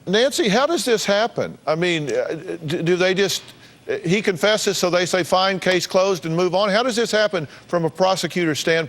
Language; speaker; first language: English; native; English